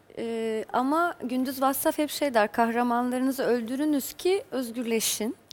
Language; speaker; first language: Turkish; native; Turkish